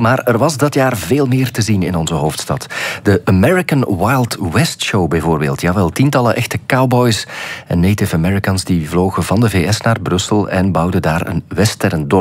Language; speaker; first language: Dutch; native; Dutch